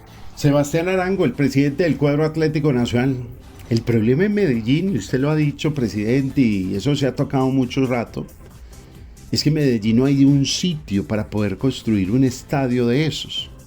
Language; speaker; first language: Spanish; native; Spanish